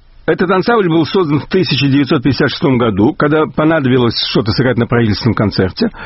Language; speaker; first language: Russian; native; Russian